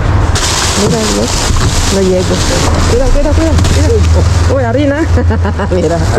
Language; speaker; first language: Spanish; non-native, learner; Filipino